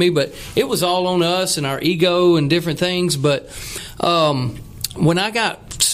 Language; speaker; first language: English; native; English